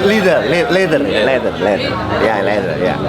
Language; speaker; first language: English; non-native, learner; Indonesian